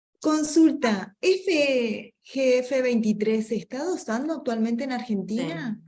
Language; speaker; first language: Spanish; native; Spanish